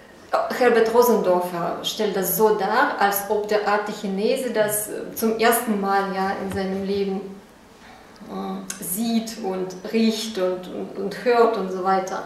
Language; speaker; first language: German; non-native, fluent; Russian